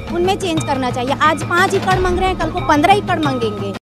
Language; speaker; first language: Hindi; native; Hindi